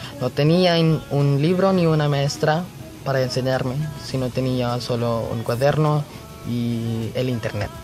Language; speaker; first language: Spanish; non-native, learner; Filipino